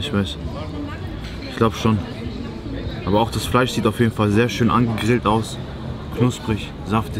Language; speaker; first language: German; native; German